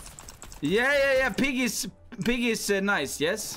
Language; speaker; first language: English; non-native, fluent; Swedish